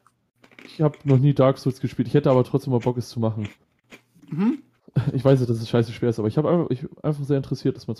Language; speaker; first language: German; native; German